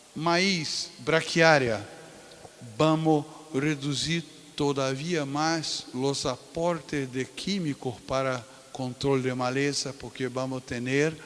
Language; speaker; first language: Spanish; non-native, fluent; Portuguese